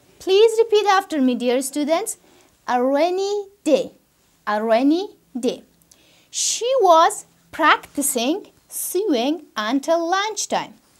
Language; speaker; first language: English; non-native, fluent; Persian